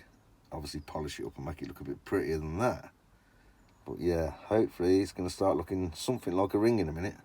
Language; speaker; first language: English; native; English